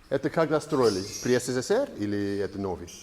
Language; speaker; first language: Russian; non-native, learner; English